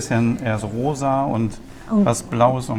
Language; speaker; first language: German; native; German